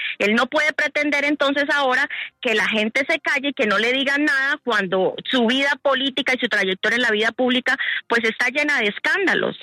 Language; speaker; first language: Spanish; native; Spanish